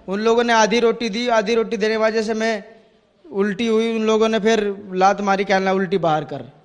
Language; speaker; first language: Hindi; native; Hindi